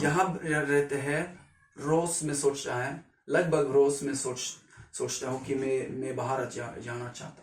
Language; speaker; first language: Hindi; non-native, learner; Swedish